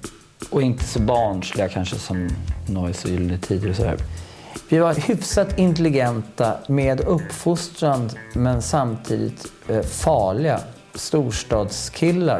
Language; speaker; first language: Swedish; native; Swedish